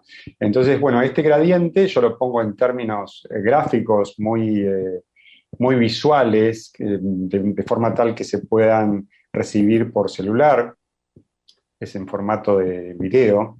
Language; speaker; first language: Spanish; native; Spanish